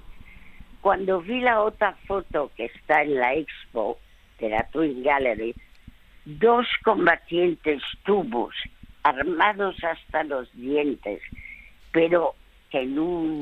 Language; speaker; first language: Spanish; early bilingual, other home language; French